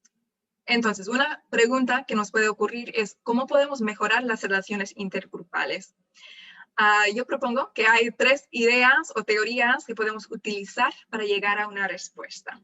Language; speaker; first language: Spanish; non-native, fluent; English